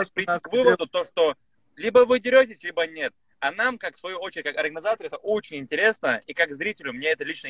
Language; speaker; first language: Russian; native; Russian